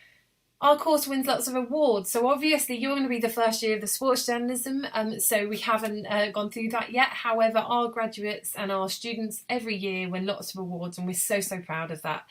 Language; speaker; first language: English; native; English